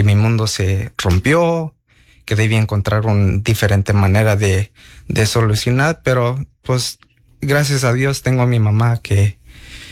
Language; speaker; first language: Spanish; early bilingual, heritage; Spanish